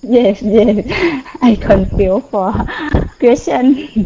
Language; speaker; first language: English; non-native, learner; Thai